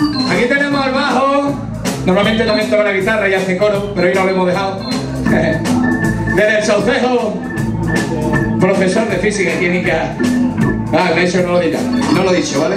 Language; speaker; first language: Spanish; native; Spanish